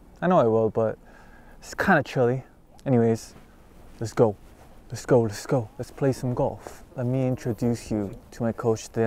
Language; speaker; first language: English; early bilingual, other home language; Korean